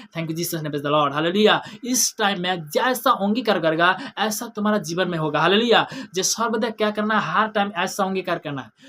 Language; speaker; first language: Hindi; non-native, local second language; Bangla